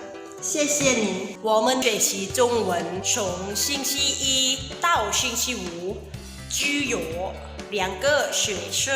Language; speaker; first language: Chinese; non-native, learner; Lao